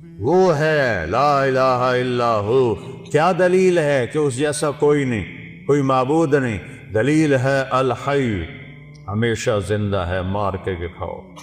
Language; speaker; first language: Urdu; non-native, local second language; Punjabi